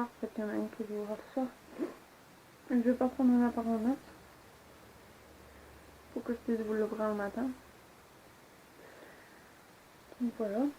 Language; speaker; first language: French; native; French